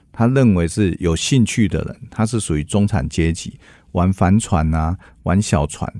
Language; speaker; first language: Chinese; native; Chinese